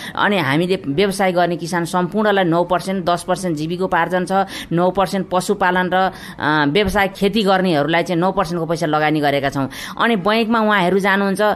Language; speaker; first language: Nepali; native; Nepali